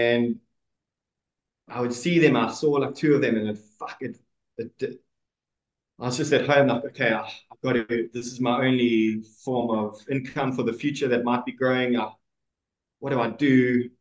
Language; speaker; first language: English; native; English